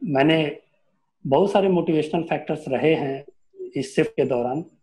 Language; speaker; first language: Hindi; native; Hindi